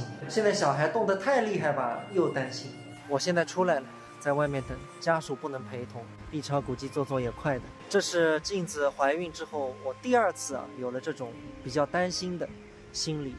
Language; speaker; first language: Chinese; non-native, local second language; Wu Chinese